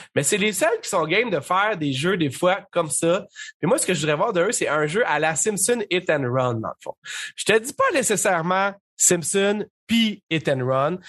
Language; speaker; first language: French; native; French